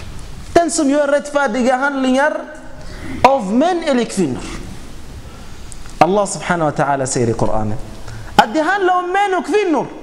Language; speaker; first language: Swedish; non-native, fluent; Arabic